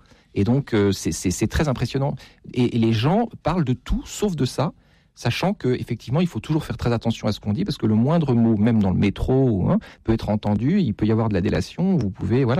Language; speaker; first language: French; native; French